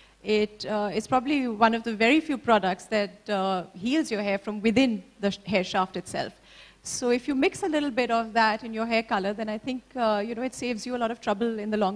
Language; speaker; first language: English; non-native, local second language; Hindi